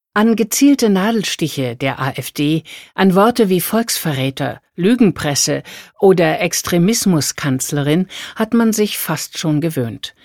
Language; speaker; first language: German; native; German